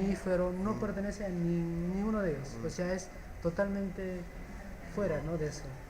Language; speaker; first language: Spanish; native; Spanish